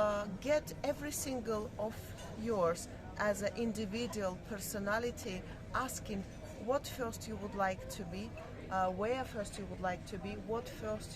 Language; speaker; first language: English; non-native, fluent; Russian